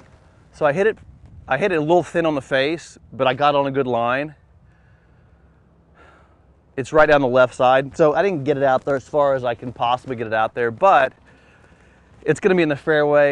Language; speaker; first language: English; native; English